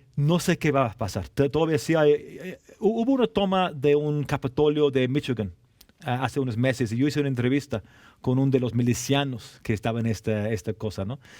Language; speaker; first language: Spanish; non-native, fluent; English